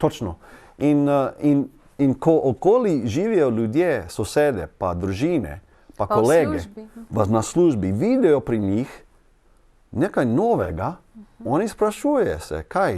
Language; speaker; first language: Slovenian; non-native, learner; English